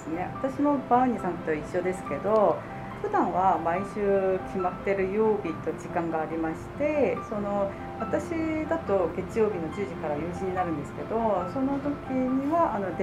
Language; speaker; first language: Japanese; non-native, fluent; Korean